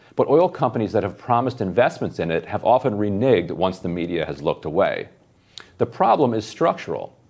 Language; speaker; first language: English; native; English